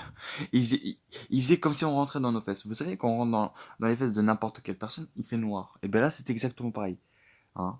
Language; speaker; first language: French; native; French